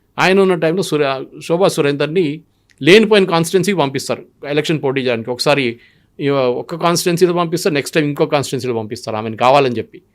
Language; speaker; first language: Telugu; non-native, local second language; Malayalam